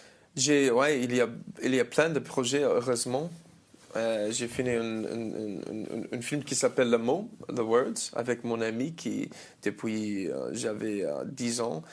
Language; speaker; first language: French; non-native, learner; English